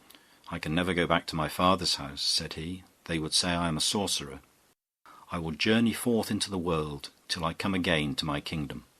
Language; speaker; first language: English; native; English